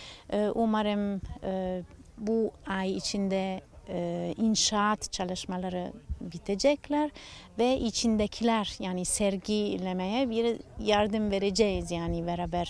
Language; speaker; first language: Turkish; non-native, learner; Italian